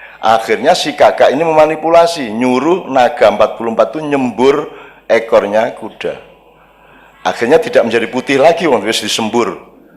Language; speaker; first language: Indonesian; non-native, local second language; Javanese